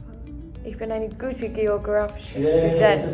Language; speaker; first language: German; non-native, learner; English